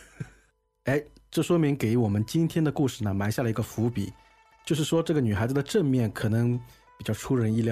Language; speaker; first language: Chinese; native; Chinese